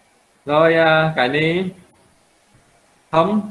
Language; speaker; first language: Vietnamese; native; Vietnamese